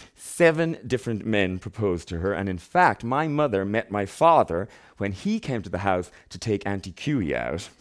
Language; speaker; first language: English; native; English